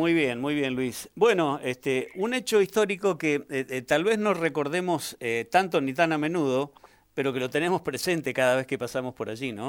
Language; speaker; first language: Spanish; native; Spanish